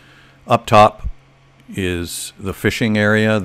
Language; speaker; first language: English; native; English